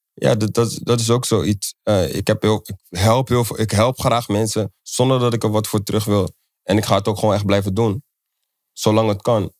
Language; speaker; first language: Dutch; native; Dutch